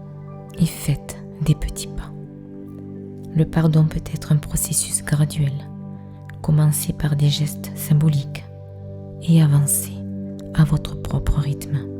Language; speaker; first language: French; native; French